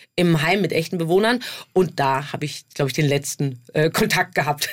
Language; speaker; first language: German; native; German